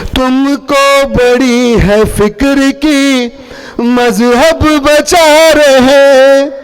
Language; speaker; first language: Hindi; non-native, local second language; Bhojpuri